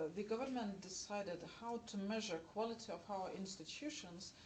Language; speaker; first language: English; non-native, fluent; Lithuanian